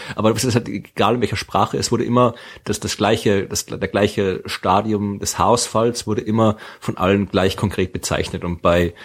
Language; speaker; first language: German; native; German